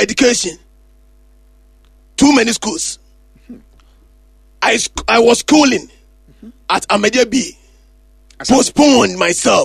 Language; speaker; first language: English; non-native, local second language; Akan